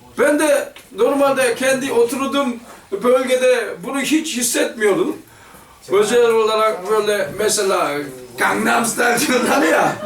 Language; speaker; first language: Turkish; non-native, fluent; Korean